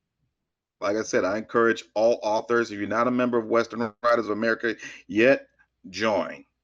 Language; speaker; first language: English; native; English